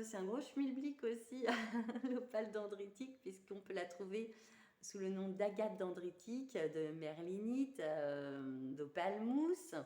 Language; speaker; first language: French; native; French